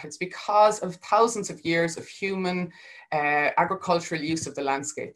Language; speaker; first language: English; native; English